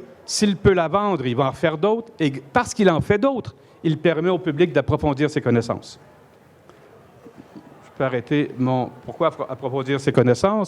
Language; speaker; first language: French; native; French